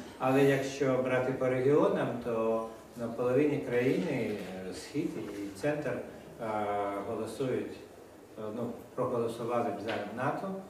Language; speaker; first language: Ukrainian; non-native, local second language; Russian